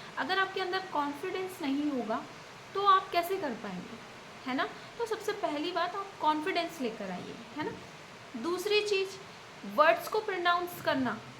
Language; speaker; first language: Hindi; native; Hindi